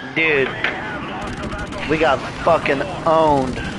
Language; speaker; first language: English; native; English